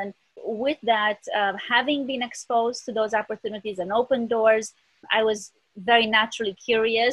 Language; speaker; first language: English; early bilingual, other home language; Romanian